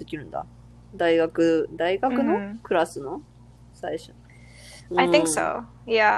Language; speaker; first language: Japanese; non-native, fluent; English